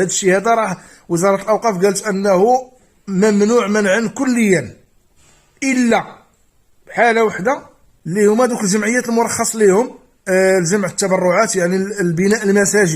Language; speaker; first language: Arabic; native; Arabic